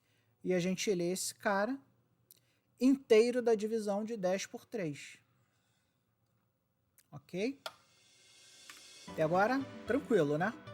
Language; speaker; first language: Portuguese; native; Portuguese